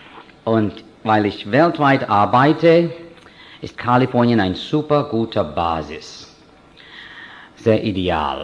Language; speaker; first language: German; non-native, fluent; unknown